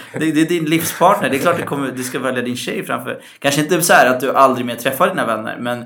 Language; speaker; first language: Swedish; early bilingual, other home language; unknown